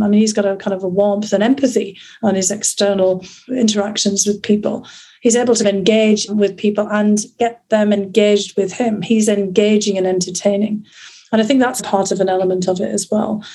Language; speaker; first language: English; native; English